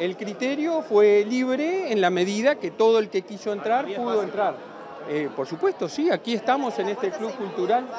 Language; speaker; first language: Spanish; native; Spanish